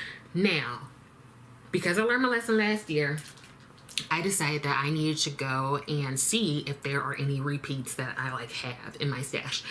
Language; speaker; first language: English; native; English